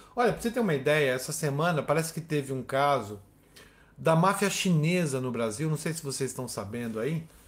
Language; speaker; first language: Portuguese; native; Portuguese